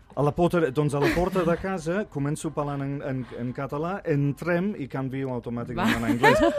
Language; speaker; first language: Catalan; non-native, fluent; English